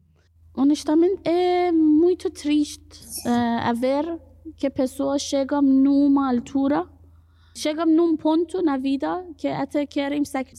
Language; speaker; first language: Portuguese; non-native, fluent; Persian